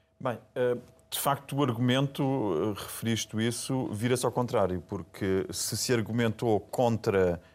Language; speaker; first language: Portuguese; non-native, fluent; German